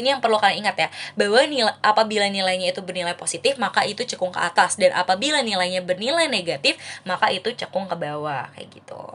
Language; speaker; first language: Indonesian; native; Indonesian